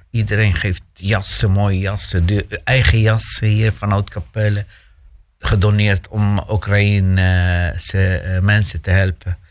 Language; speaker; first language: Dutch; non-native, fluent; Arabic